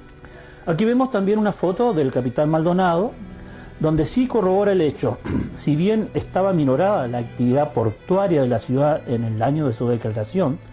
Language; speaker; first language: Spanish; native; Spanish